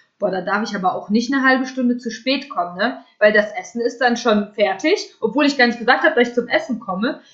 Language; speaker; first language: German; early bilingual, other home language; Russian